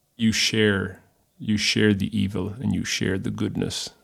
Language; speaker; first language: English; native; English